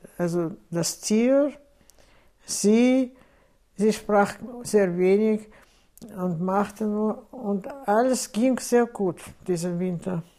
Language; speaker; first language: German; non-native, fluent; Russian